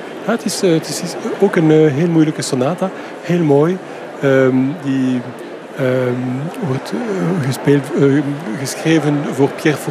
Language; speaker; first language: Dutch; non-native, fluent; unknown